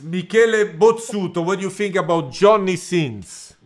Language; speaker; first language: English; non-native, fluent; Italian